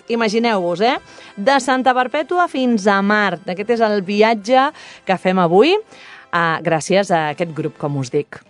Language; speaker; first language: Catalan; native; Catalan